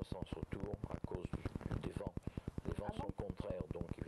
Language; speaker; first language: French; native; French